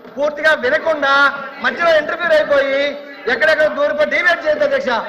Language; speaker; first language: Telugu; native; Telugu